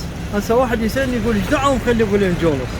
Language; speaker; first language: Arabic; native; Arabic